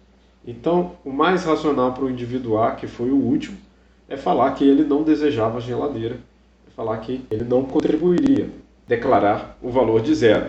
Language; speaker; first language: Portuguese; native; Portuguese